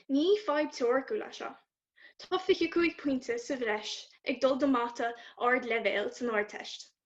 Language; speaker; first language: Irish; native; Irish